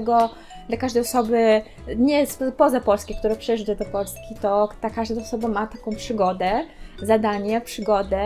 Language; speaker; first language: Polish; non-native, fluent; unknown